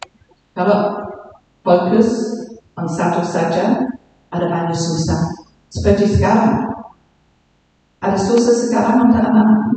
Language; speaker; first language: Indonesian; non-native, learner; English